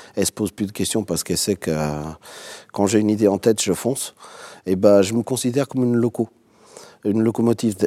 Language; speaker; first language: French; non-native, fluent; Portuguese